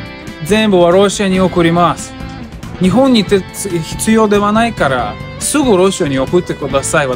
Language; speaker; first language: Japanese; non-native, learner; Russian